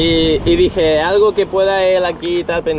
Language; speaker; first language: Spanish; native; Spanish